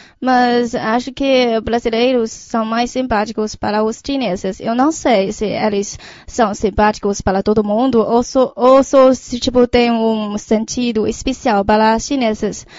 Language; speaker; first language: Portuguese; non-native, fluent; Chinese